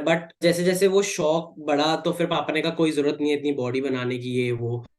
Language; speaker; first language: Hindi; native; Hindi